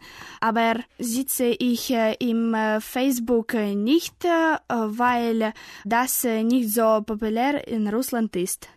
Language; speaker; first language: German; non-native, learner; Russian